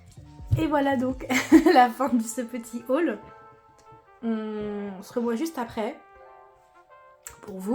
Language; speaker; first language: French; native; French